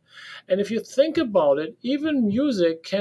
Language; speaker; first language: English; non-native, fluent; German